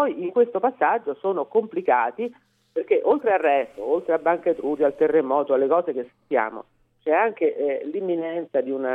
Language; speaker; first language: Italian; native; Italian